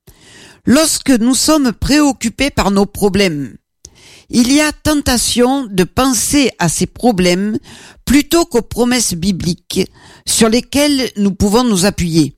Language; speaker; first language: French; native; French